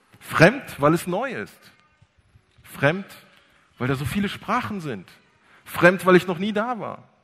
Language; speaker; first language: German; early bilingual, other home language; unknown